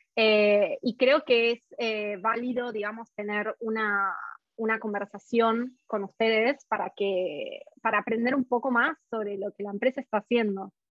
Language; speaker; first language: Spanish; native; Spanish